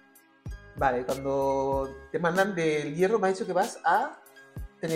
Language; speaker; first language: Spanish; native; Spanish